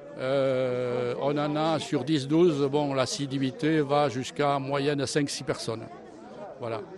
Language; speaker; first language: French; native; French